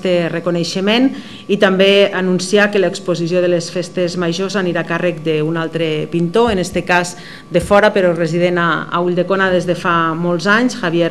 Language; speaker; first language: Catalan; native; Catalan